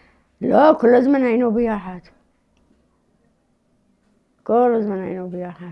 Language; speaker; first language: Hebrew; early bilingual, other home language; Arabic